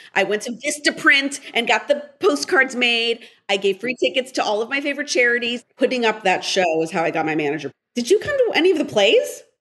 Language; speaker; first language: English; early bilingual, other home language; Spanish